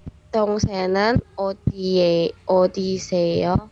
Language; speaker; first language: Korean; non-native, learner; Indonesian